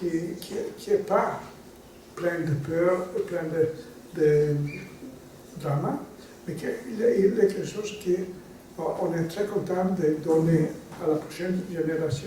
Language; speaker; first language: French; non-native, learner; Italian